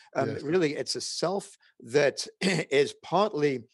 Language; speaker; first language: English; native; English